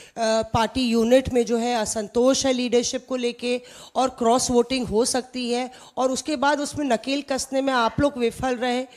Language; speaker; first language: Hindi; native; Hindi